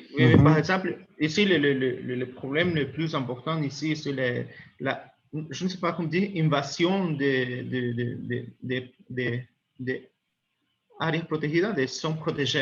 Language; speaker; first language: French; non-native, learner; Spanish